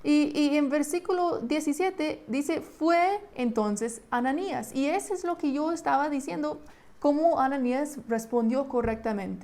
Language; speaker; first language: Spanish; non-native, fluent; English